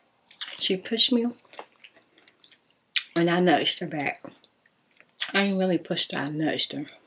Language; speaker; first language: English; native; English